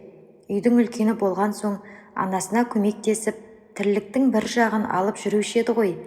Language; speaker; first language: Kazakh; native; Kazakh